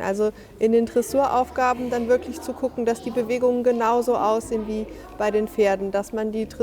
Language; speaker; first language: German; native; German